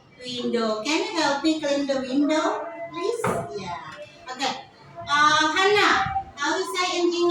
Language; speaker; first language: English; non-native, learner; Indonesian